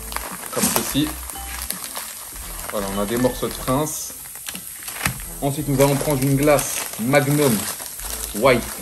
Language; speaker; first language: French; native; French